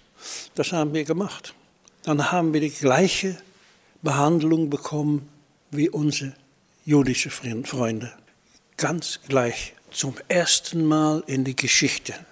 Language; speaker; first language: German; non-native, fluent; Dutch